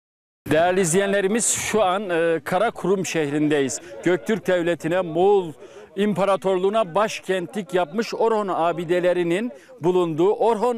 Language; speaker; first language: Turkish; native; Turkish